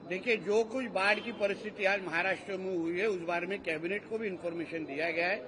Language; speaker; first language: Hindi; non-native, local second language; Marathi